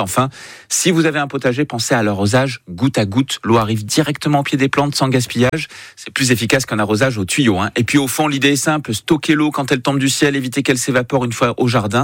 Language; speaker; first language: French; native; French